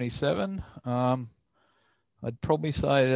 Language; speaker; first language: English; native; English